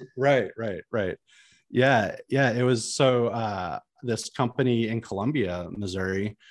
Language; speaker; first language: English; native; English